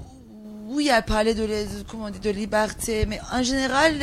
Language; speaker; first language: French; non-native, fluent; Turkish